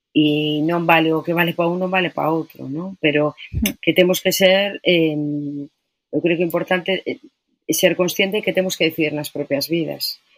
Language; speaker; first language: Galician; non-native, local second language; Spanish